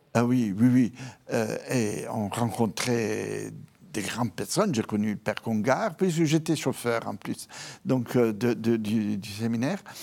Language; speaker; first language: French; non-native, fluent; Italian